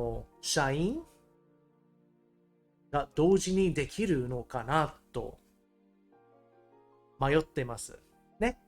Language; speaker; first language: Japanese; non-native, learner; English